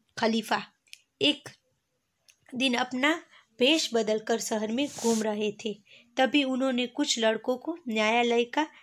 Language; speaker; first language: Hindi; non-native, local second language; Gujarati